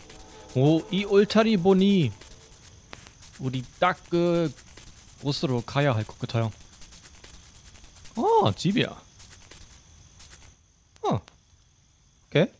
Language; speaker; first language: Korean; non-native, fluent; German